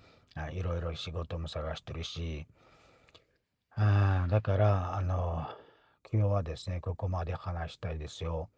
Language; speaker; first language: Japanese; non-native, fluent; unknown